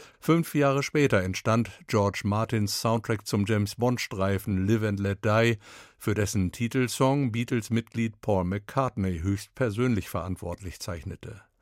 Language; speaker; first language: German; native; German